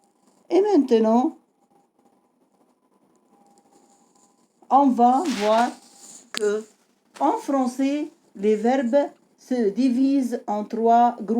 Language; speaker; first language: French; non-native, fluent; Arabic